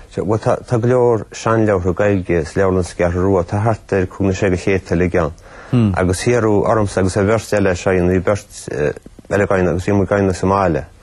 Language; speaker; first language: Irish; native; Irish